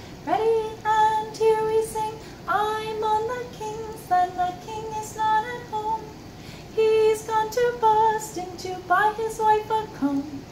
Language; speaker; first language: English; native; English